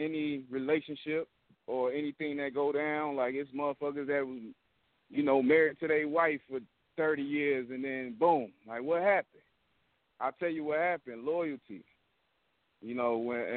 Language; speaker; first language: English; native; English